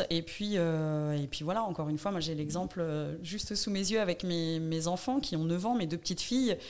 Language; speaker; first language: French; native; French